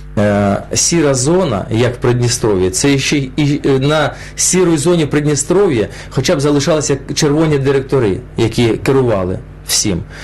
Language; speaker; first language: Ukrainian; non-native, local second language; Russian